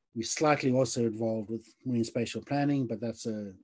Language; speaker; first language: English; native; English